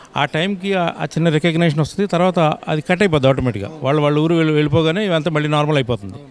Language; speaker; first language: Telugu; native; Telugu